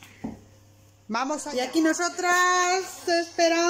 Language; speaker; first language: Spanish; native; Spanish